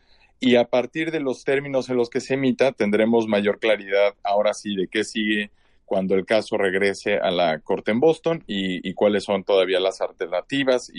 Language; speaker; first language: Spanish; native; Spanish